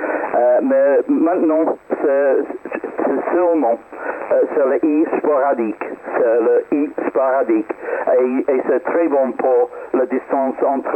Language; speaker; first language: French; non-native, learner; English